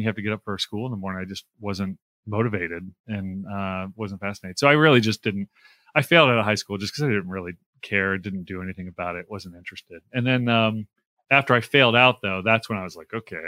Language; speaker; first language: English; native; English